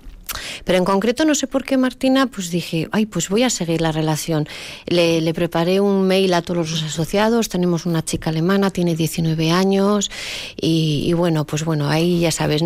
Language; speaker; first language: Spanish; native; Spanish